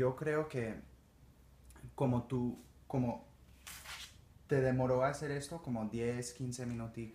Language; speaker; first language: Spanish; early bilingual, heritage; Spanish